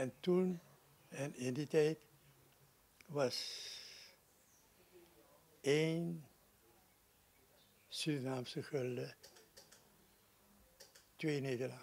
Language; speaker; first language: Dutch; non-native, local second language; Sranan Tongo